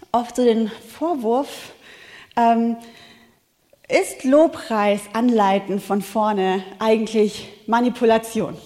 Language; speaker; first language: German; native; German